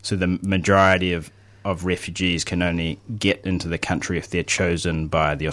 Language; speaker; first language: English; native; English